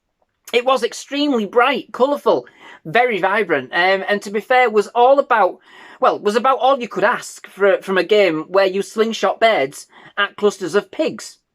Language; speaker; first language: English; native; English